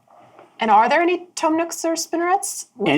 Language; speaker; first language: English; native; English